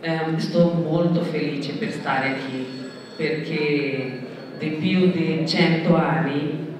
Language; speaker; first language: Italian; non-native, learner; Portuguese